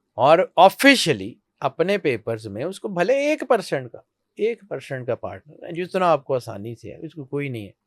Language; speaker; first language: Urdu; non-native, local second language; Punjabi